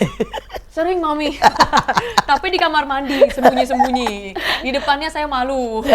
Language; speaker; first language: Indonesian; native; Indonesian